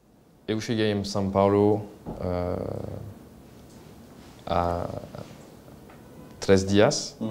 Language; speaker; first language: Portuguese; non-native, learner; French